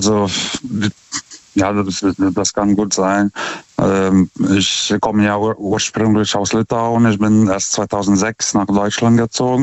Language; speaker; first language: German; native; German